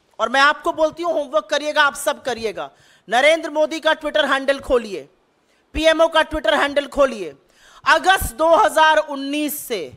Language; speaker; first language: Hindi; native; Hindi